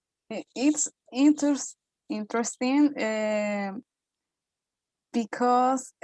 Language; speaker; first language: English; non-native, learner; Spanish